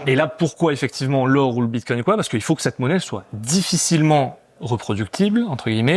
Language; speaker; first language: French; native; French